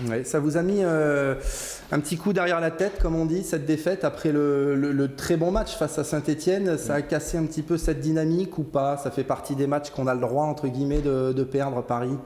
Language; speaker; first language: French; native; French